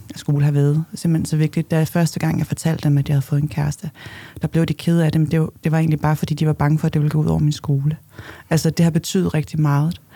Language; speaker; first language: Danish; early bilingual, other home language; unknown